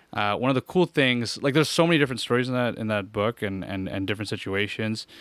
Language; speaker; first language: English; native; English